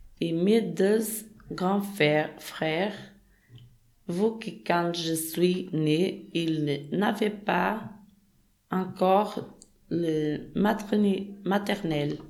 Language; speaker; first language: French; non-native, learner; Portuguese